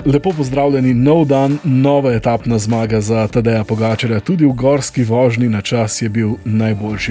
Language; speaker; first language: Slovenian; native; Slovenian